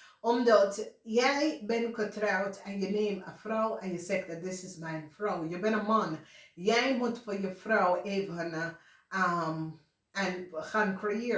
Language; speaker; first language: Dutch; non-native, fluent; English